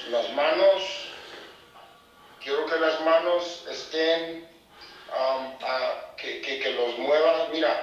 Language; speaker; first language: Spanish; early bilingual, heritage; Spanish